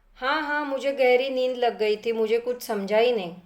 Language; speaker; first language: Hindi; non-native, local second language; Marathi